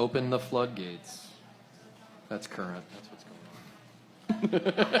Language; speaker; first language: English; native; English